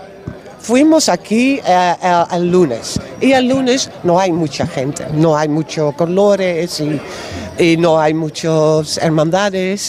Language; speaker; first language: Spanish; non-native, learner; Dutch